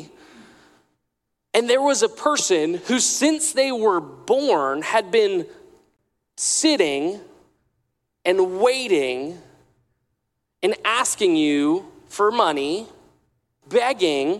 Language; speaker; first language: English; native; English